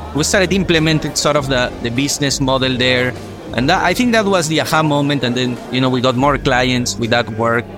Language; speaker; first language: English; non-native, fluent; Spanish